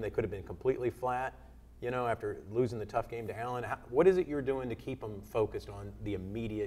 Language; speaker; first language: English; native; English